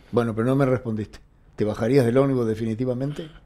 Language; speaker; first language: Spanish; native; Spanish